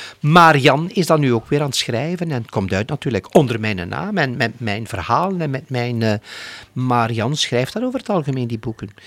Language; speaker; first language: Dutch; native; Dutch